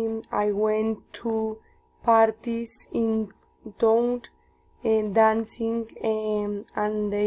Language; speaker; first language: English; non-native, learner; Spanish